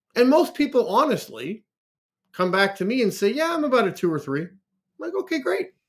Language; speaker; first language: English; native; English